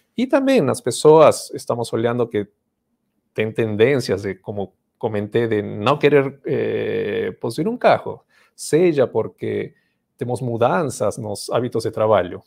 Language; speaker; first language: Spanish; native; Spanish